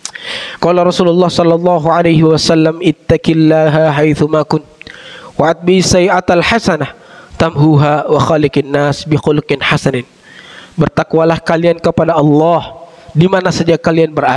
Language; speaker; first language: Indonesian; native; Indonesian